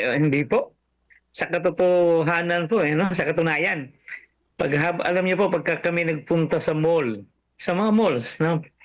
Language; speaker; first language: Filipino; non-native, local second language; Cebuano